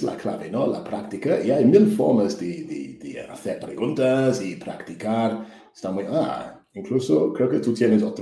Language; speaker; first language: Spanish; non-native, fluent; English